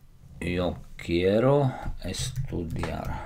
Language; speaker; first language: Spanish; non-native, learner; Slovak